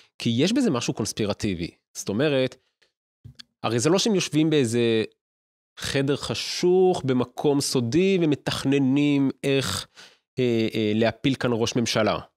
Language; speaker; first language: Hebrew; native; Hebrew